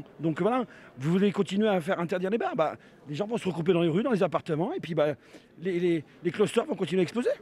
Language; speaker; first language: French; native; French